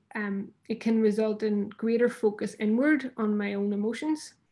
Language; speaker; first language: English; native; English